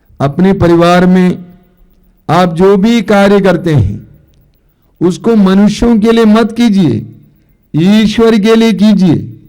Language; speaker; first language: Hindi; non-native, local second language; Malayalam